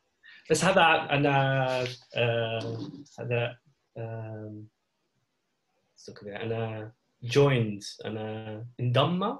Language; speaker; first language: Arabic; non-native, learner; Dutch